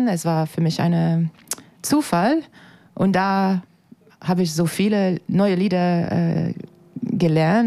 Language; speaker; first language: German; non-native, fluent; French